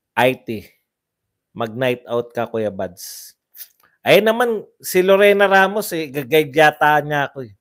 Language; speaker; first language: Filipino; non-native, local second language; Cebuano